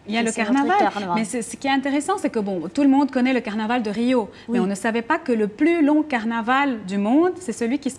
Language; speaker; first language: French; non-native, local second language; Arabic